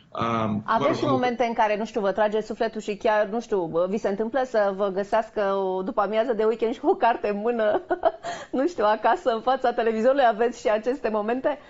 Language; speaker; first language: Romanian; native; Romanian